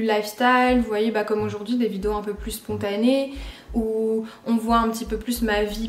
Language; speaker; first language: French; native; French